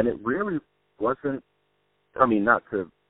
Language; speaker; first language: English; native; English